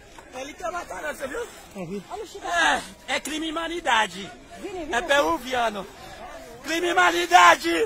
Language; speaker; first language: Portuguese; non-native, learner; Haitian Creole